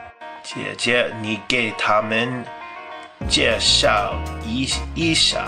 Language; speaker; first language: Chinese; non-native, learner; English